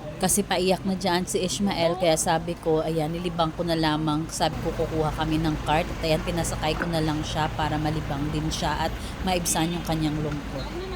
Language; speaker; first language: Filipino; non-native, local second language; Hiligaynon